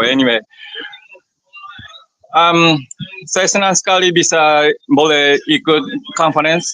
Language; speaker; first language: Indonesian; non-native, learner; Japanese